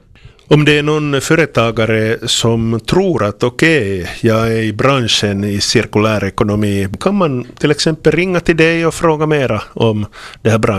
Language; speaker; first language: Swedish; non-native, fluent; Finnish